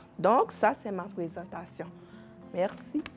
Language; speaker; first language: French; non-native, local second language; Haitian Creole